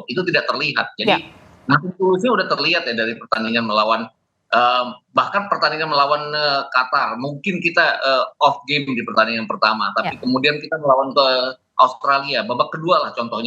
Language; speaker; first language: Indonesian; native; Indonesian